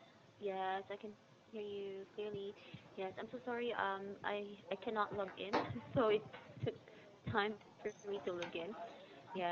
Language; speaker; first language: English; non-native, fluent; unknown